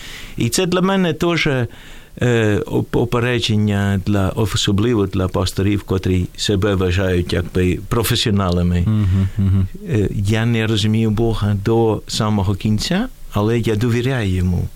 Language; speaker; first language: Ukrainian; non-native, fluent; Dutch